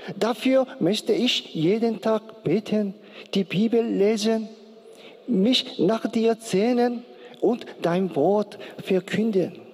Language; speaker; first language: German; non-native, learner; Korean